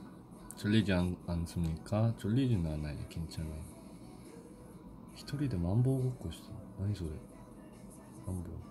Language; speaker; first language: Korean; non-native, fluent; Japanese